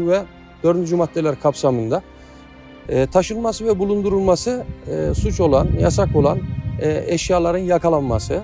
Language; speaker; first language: Turkish; native; Turkish